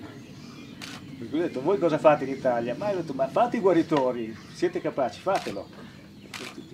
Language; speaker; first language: Italian; native; Italian